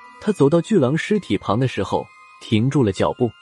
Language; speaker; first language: Chinese; native; Chinese